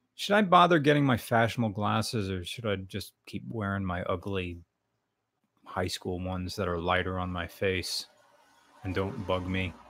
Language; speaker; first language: English; native; English